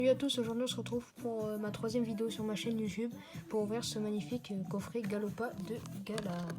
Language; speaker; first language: French; native; French